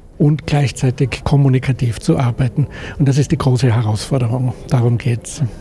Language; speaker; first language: German; native; German